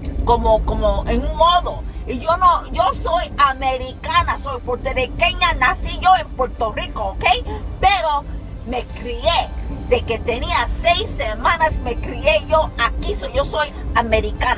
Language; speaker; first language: Spanish; early bilingual, heritage; Spanish